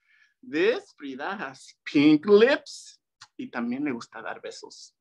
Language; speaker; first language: Spanish; early bilingual, other home language; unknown